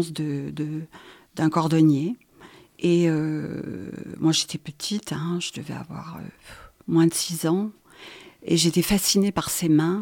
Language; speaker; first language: French; native; French